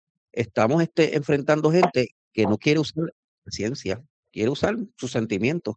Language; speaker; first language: Spanish; native; Spanish